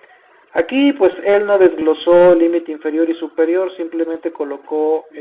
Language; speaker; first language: Spanish; native; Spanish